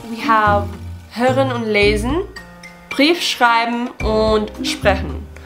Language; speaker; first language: German; non-native, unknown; Filipino